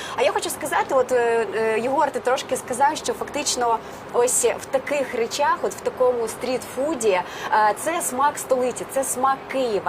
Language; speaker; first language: Ukrainian; native; Ukrainian